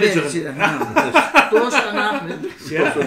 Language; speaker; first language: German; non-native, learner; Turkish